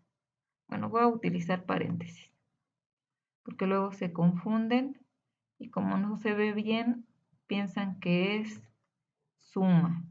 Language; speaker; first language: Spanish; native; Spanish